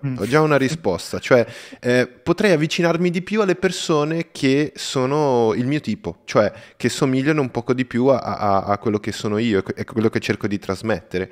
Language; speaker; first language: Italian; non-native, fluent; Portuguese